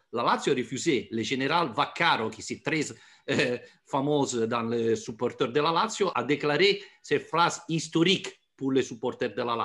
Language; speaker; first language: French; non-native, fluent; Italian